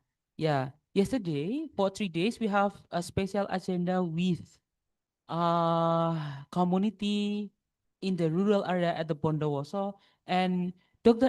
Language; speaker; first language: English; non-native, local second language; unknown